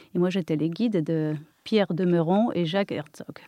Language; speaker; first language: French; non-native, fluent; Polish